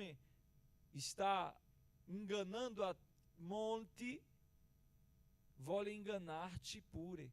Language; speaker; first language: Italian; non-native, fluent; Portuguese